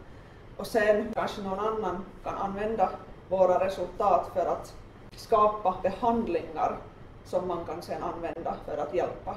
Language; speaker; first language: Swedish; non-native, local second language; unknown